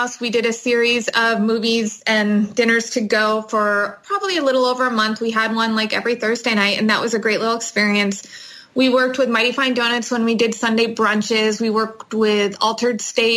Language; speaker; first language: English; native; English